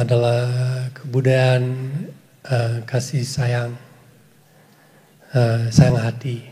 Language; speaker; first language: Indonesian; non-native, fluent; English